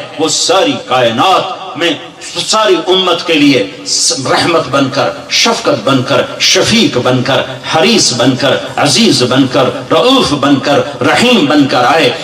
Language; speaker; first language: Urdu; non-native, local second language; Punjabi